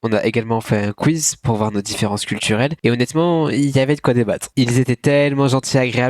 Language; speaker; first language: French; native; French